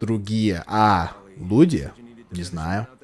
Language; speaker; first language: Russian; non-native, learner; English